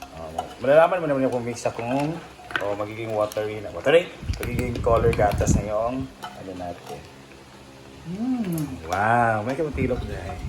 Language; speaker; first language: Filipino; non-native, local second language; Cebuano